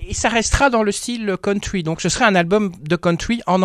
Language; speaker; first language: French; native; French